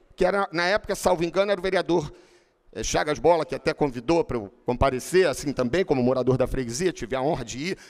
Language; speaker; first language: Portuguese; native; Portuguese